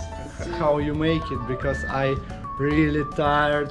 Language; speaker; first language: English; non-native, learner; Russian